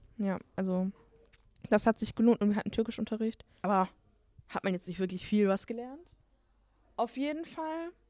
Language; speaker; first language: German; native; German